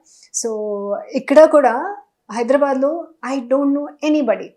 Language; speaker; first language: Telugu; non-native, local second language; Hindi